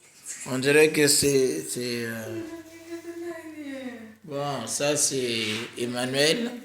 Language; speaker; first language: French; native; French